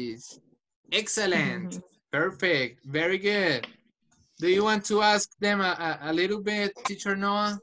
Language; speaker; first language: English; non-native, fluent; Spanish